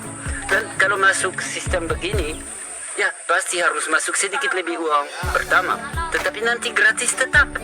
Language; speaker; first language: Indonesian; non-native, learner; French